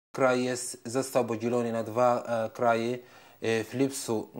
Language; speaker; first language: Polish; non-native, fluent; Arabic